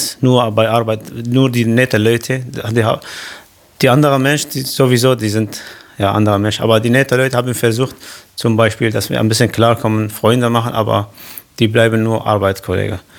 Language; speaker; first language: German; non-native, learner; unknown